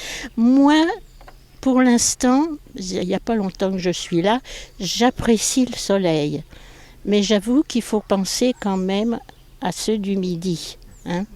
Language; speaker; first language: French; native; French